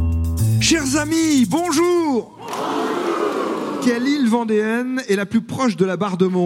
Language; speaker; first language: French; native; French